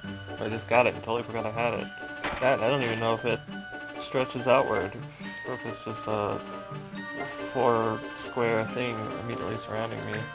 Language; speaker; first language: English; native; English